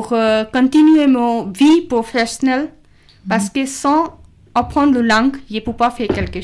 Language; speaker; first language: French; non-native, learner; Urdu